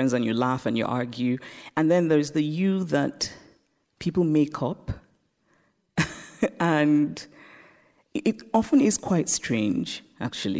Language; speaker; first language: English; non-native, local second language; Igbo